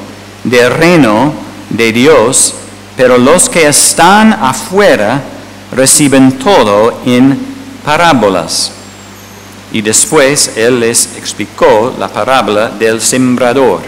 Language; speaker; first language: Spanish; non-native, fluent; English